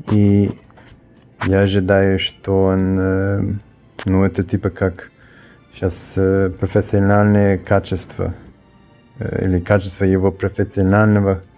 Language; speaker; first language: Russian; early bilingual, heritage; Russian